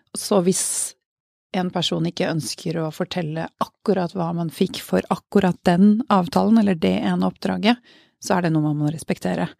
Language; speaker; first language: Norwegian; native; Norwegian